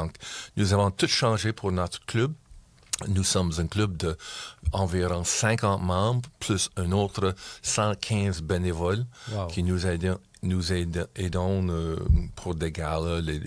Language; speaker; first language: French; non-native, local second language; English